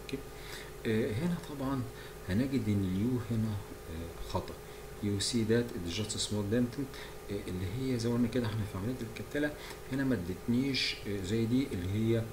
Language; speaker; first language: Arabic; native; Arabic